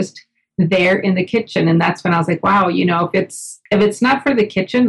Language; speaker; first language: English; native; English